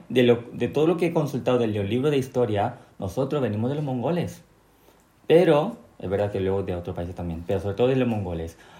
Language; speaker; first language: Spanish; early bilingual, other home language; Korean